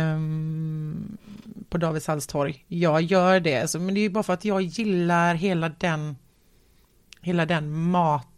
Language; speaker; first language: Swedish; native; Swedish